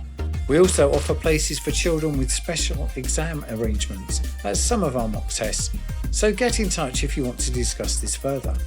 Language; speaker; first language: English; native; English